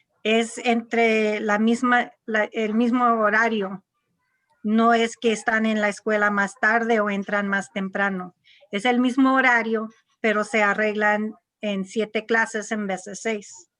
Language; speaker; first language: Spanish; non-native, local second language; English